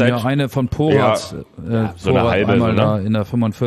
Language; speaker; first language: German; native; German